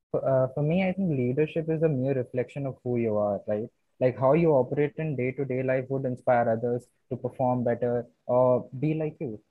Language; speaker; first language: English; non-native, local second language; Hindi